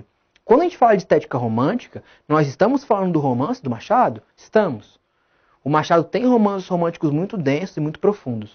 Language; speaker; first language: Portuguese; native; Portuguese